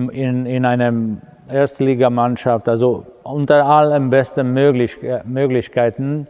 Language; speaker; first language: German; non-native, fluent; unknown